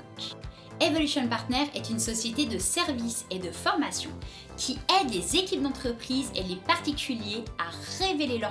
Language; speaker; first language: French; native; French